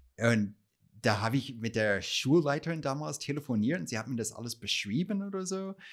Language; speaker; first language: German; non-native, fluent; English